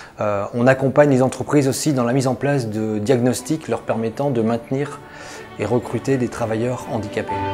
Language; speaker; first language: French; native; French